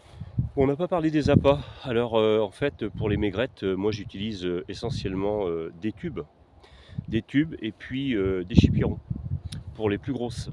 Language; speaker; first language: French; native; French